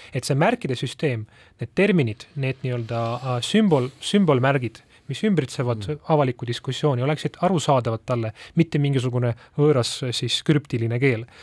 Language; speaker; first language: Estonian; non-native, local second language; Russian